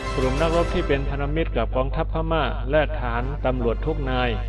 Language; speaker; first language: Thai; non-native, fluent; Burmese